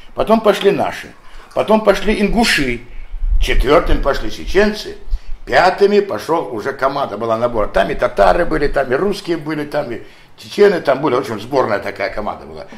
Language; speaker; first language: Russian; non-native, local second language; Adyghe